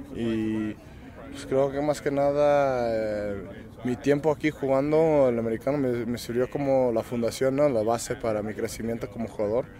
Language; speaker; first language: Spanish; early bilingual, other home language; English